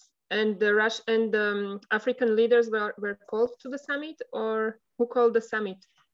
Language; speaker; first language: English; non-native, fluent; Slovak